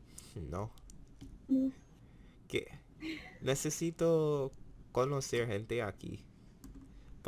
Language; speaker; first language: Spanish; non-native, learner; English